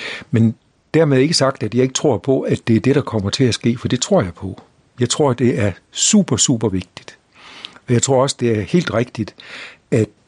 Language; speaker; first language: Danish; native; Danish